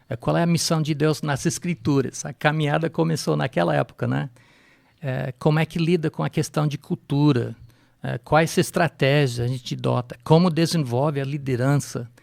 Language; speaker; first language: Portuguese; non-native, fluent; English